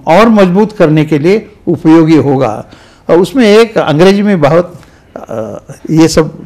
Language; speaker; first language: Hindi; non-native, local second language; Marathi